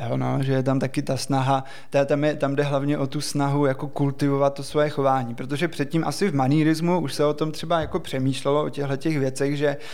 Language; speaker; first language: Czech; native; Czech